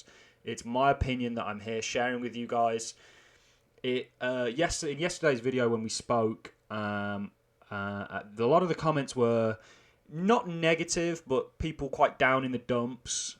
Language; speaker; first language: English; native; English